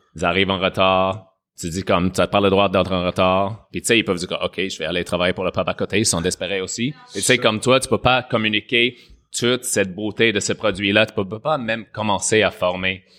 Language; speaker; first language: French; non-native, fluent; English